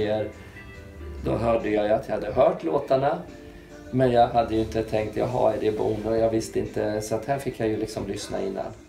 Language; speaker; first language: Swedish; native; Swedish